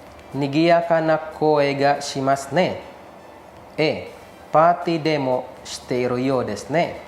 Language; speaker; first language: Japanese; non-native, fluent; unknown